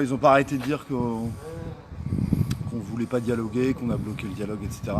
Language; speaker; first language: French; native; French